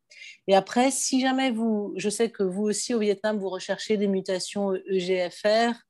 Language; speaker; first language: French; native; French